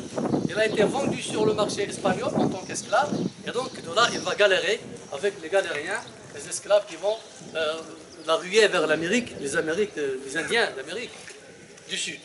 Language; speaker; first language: French; non-native, local second language; Arabic